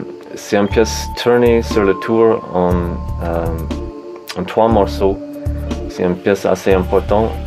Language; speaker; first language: French; non-native, fluent; English